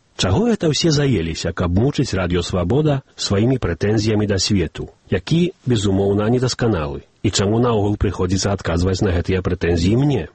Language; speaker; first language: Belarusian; early bilingual, heritage; Belarusian